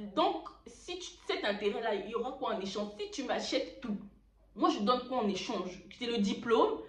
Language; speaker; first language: French; early bilingual, other home language; Lingala